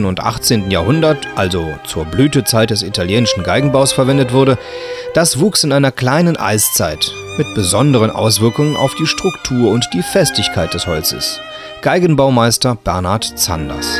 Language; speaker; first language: German; native; German